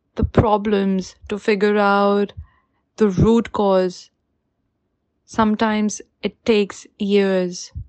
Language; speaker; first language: English; non-native, local second language; Hindi